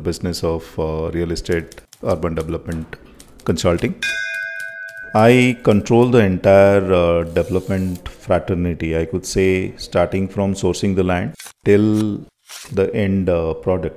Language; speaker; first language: English; non-native, local second language; Odia